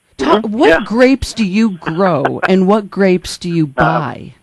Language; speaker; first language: English; native; English